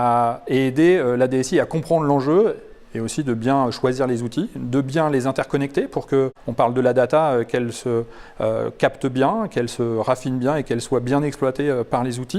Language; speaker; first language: French; native; French